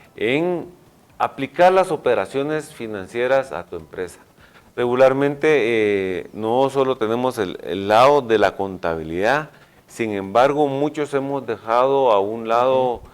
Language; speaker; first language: Spanish; native; Spanish